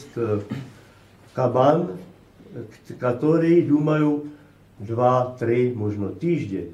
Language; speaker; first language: Russian; non-native, learner; Slovak